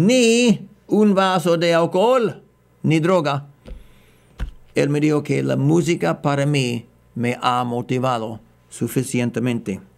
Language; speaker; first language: Spanish; non-native, fluent; English